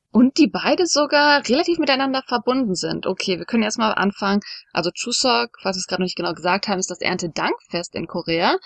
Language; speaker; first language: German; native; German